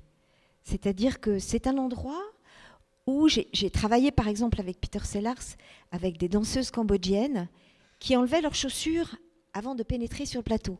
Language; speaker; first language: French; native; French